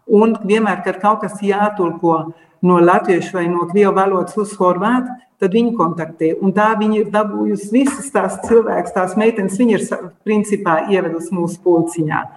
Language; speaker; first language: Latvian; early bilingual, heritage; Latvian